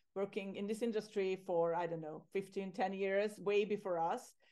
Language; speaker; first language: English; non-native, fluent; Hungarian